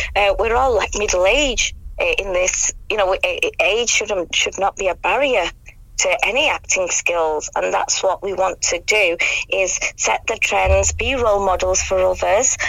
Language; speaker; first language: English; native; English